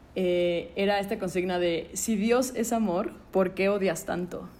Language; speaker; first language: Spanish; native; Spanish